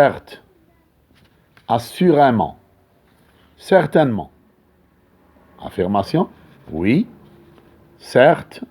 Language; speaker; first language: French; non-native, local second language; Arabic